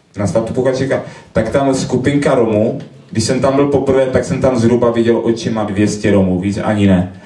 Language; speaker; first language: Czech; native; Czech